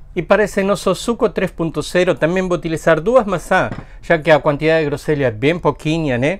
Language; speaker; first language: Spanish; native; Spanish